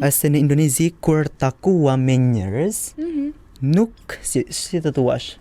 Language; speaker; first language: Albanian; non-native, learner; Indonesian